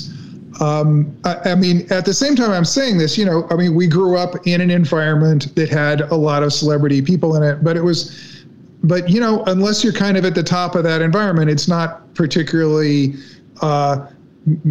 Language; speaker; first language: English; native; English